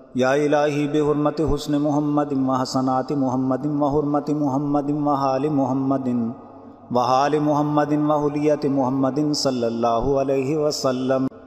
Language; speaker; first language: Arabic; non-native, learner; Urdu